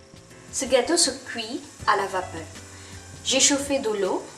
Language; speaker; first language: French; non-native, fluent; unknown